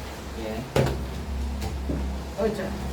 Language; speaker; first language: Korean; native; Korean